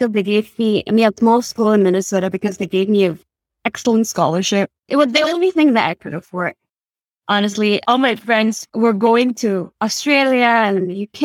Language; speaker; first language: English; non-native, local second language; Cantonese